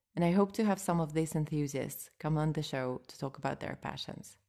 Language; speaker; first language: English; non-native, fluent; Russian